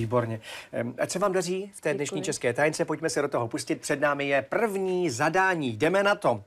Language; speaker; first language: Czech; native; Czech